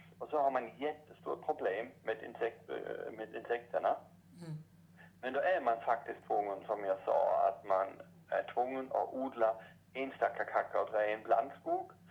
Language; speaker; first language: Swedish; non-native, fluent; German